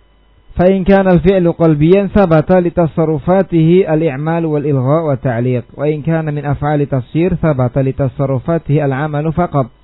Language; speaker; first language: Arabic; non-native, fluent; Indonesian